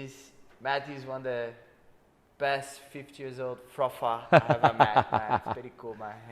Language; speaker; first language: English; non-native, fluent; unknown